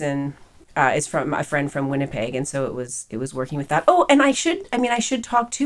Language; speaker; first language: English; native; English